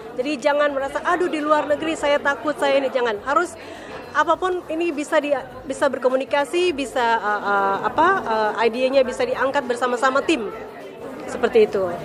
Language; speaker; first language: Indonesian; native; Indonesian